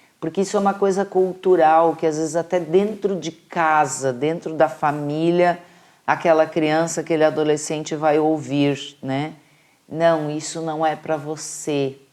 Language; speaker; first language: Portuguese; native; Portuguese